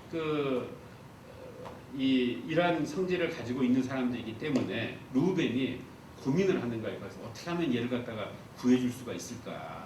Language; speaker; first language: Korean; native; Korean